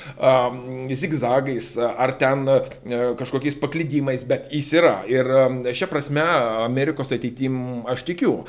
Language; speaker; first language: Lithuanian; non-native, local second language; Russian